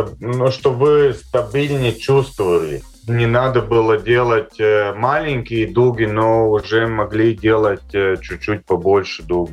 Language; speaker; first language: Russian; non-native, local second language; Latvian